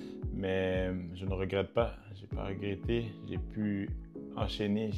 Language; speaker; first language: French; native; French